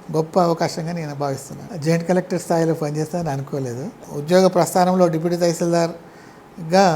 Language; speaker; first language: Telugu; native; Telugu